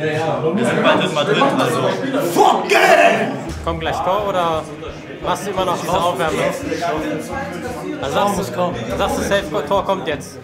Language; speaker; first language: German; native; German